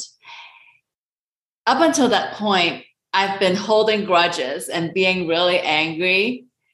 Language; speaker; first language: English; non-native, local second language; Cantonese